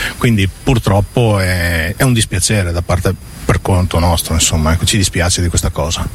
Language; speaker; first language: Italian; native; Italian